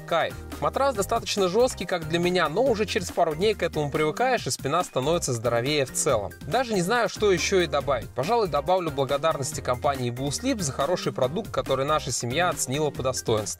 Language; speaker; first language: Russian; native; Russian